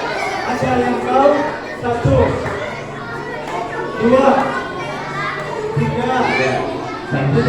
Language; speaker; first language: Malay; non-native, learner; Arabic